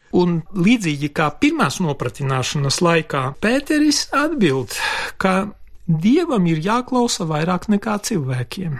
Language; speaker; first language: Latvian; non-native, local second language; Polish